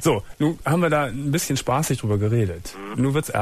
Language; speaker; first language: German; native; German